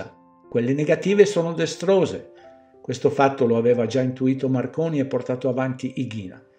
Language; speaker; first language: Italian; native; Italian